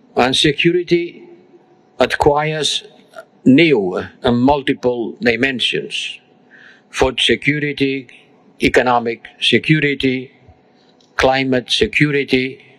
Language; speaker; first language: English; non-native, fluent; Spanish